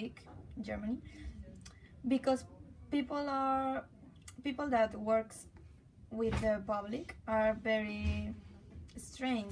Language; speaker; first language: English; non-native, learner; Spanish